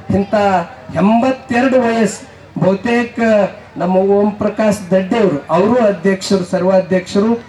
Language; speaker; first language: Kannada; native; Kannada